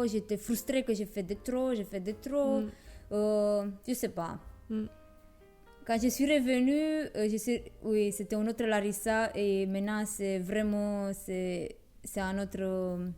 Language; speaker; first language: French; non-native, fluent; Romanian